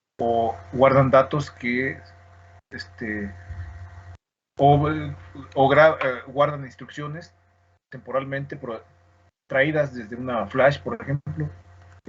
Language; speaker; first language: Spanish; native; Spanish